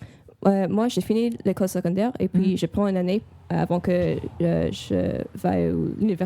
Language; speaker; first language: French; non-native, fluent; English